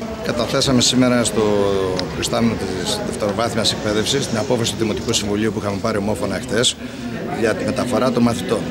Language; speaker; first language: Greek; native; Greek